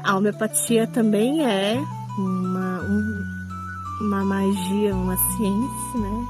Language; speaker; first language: Portuguese; native; Portuguese